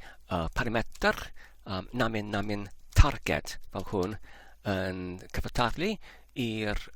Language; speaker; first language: Welsh; non-native, learner; English